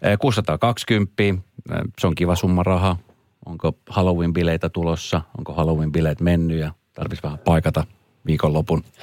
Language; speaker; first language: Finnish; early bilingual, other home language; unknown